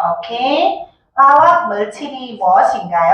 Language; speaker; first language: Korean; non-native, fluent; Nepali